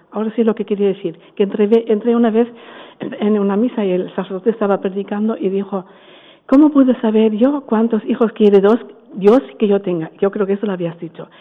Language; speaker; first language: Spanish; non-native, fluent; German